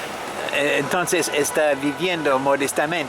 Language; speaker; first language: Spanish; non-native, fluent; French